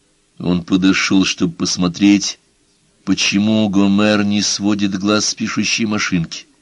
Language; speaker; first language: Russian; native; Russian